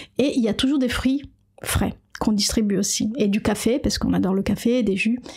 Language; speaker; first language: French; non-native, fluent; Portuguese